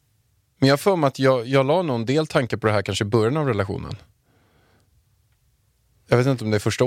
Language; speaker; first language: Swedish; native; Swedish